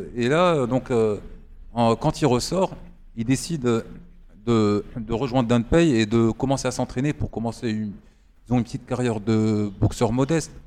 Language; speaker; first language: French; non-native, local second language; Arabic